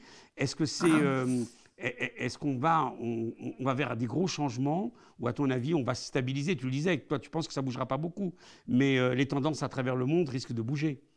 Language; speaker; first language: French; native; French